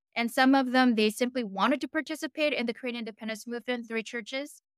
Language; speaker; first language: English; early bilingual, other home language; Korean